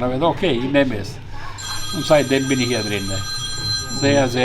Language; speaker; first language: German; non-native, fluent; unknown